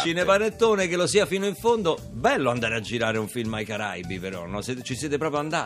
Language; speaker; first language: Italian; native; Italian